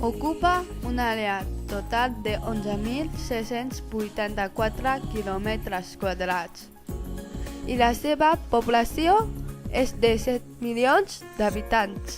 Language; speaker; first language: Catalan; non-native, learner; Chinese